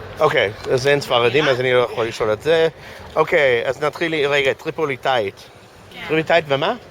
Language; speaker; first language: Hebrew; non-native, fluent; English